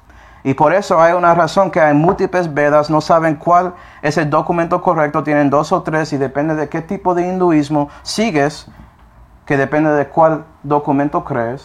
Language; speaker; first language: Spanish; non-native, fluent; English